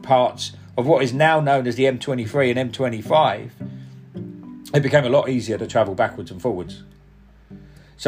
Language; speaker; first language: English; non-native, local second language; Punjabi